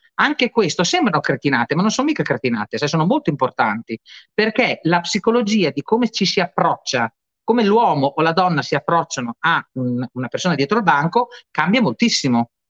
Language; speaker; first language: Italian; native; Italian